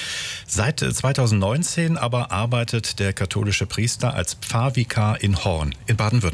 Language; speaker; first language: German; native; German